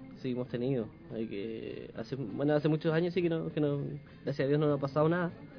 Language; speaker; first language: Spanish; native; Spanish